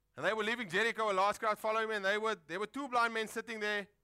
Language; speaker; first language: English; non-native, local second language; Afrikaans